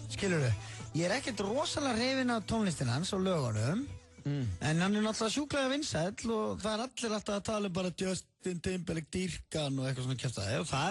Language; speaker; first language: Icelandic; native; Icelandic